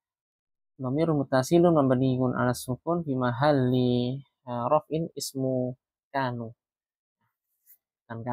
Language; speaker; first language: Arabic; non-native, fluent; Indonesian